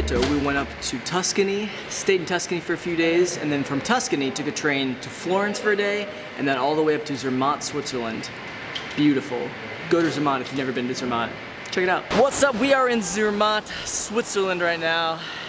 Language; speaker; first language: English; native; English